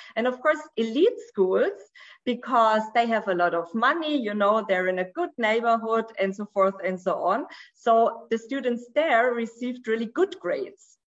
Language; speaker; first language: English; non-native, fluent; Portuguese